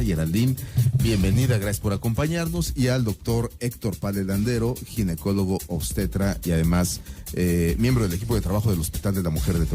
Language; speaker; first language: Spanish; native; Spanish